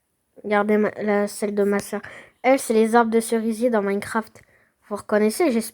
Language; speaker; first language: French; native; French